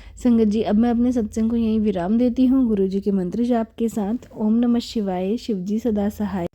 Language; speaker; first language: Hindi; native; Hindi